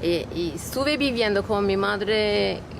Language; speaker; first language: Spanish; early bilingual, heritage; Ladino